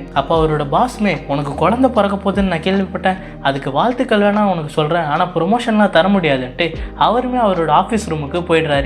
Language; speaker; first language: Tamil; native; Tamil